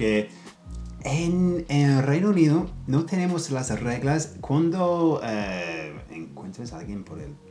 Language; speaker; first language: Spanish; non-native, learner; English